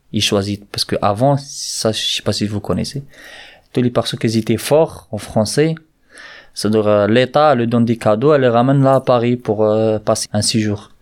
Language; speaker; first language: French; non-native, local second language; Arabic